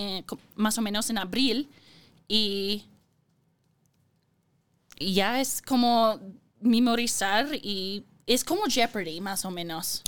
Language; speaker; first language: Spanish; non-native, fluent; English